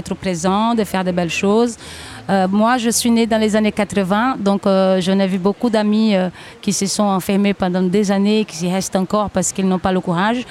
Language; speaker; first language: French; non-native, fluent; Portuguese